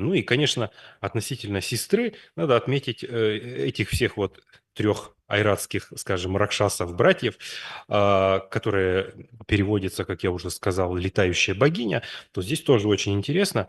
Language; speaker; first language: Russian; native; Russian